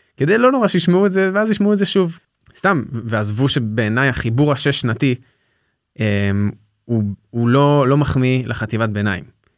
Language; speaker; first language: Hebrew; native; Hebrew